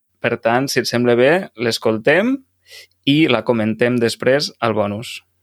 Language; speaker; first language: Catalan; native; Catalan